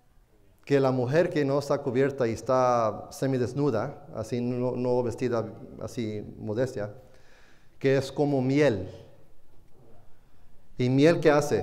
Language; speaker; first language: Spanish; non-native, fluent; English